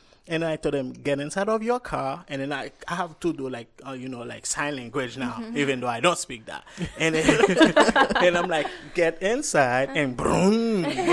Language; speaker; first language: English; non-native, fluent; Haitian Creole